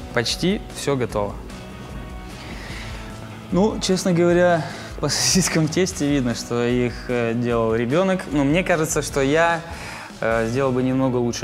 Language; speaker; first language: Russian; native; Russian